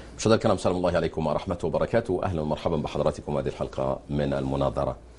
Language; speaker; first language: Arabic; native; Arabic